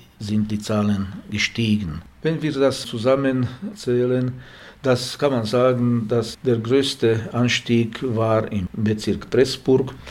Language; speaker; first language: German; non-native, fluent; Slovak